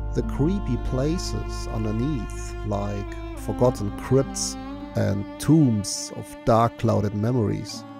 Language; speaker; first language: English; non-native, fluent; German